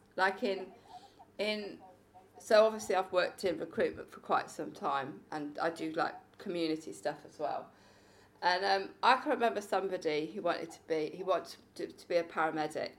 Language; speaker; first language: English; native; English